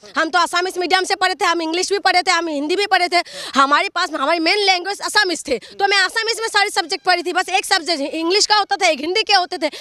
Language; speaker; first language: Hindi; non-native, local second language; Assamese